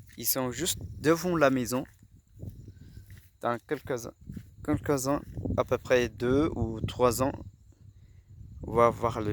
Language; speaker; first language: French; non-native, fluent; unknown